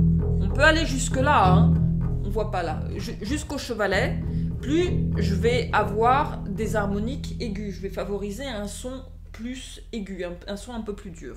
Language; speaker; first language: French; native; French